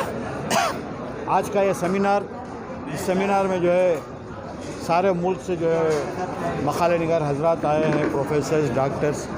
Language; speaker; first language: Urdu; native; Urdu